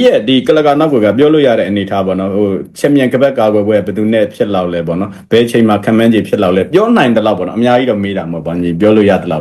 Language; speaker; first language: Burmese; native; Burmese